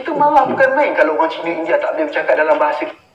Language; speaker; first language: Malay; native; Malay